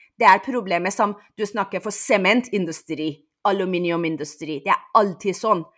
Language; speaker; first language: Norwegian; non-native, fluent; Persian